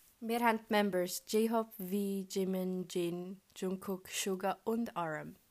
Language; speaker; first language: German; early bilingual, other home language; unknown